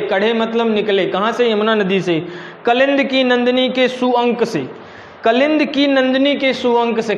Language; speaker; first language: Hindi; native; Hindi